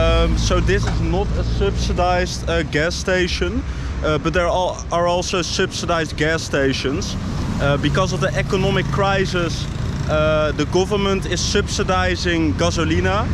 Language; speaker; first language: English; non-native, fluent; Dutch